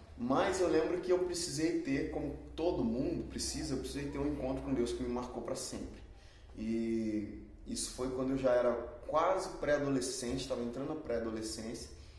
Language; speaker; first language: Portuguese; early bilingual, other home language; Spanish